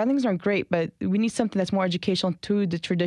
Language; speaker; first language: English; early bilingual, other home language; Kurdish